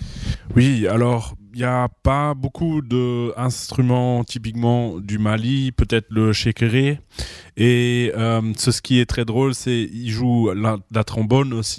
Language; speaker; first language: French; non-native, fluent; German